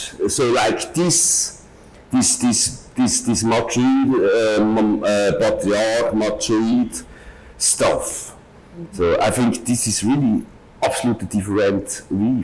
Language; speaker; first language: English; non-native, learner; German